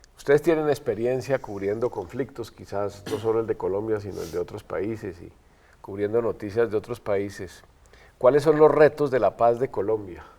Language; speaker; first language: Spanish; native; Spanish